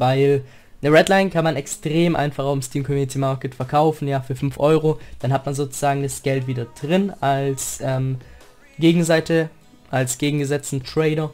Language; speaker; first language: German; native; German